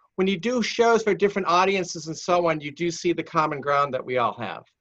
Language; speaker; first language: English; native; English